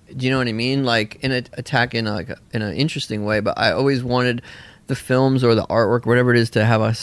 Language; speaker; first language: English; native; English